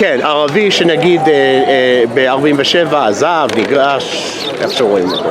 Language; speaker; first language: Hebrew; non-native, fluent; English